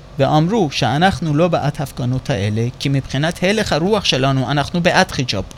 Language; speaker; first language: Hebrew; non-native, fluent; Persian